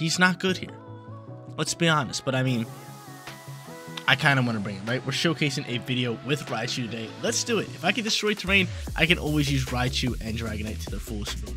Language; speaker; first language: English; native; English